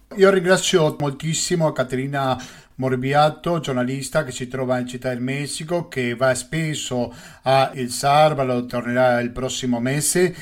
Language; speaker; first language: Italian; non-native, fluent; Spanish